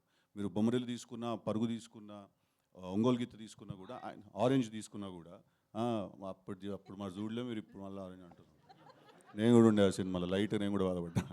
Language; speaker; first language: Telugu; native; Telugu